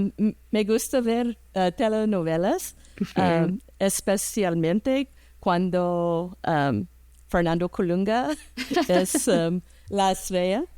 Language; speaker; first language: Spanish; early bilingual, heritage; English